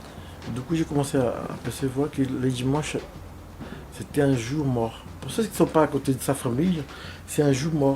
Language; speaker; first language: French; non-native, fluent; Portuguese